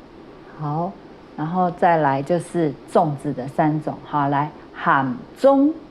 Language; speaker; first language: Chinese; native; Chinese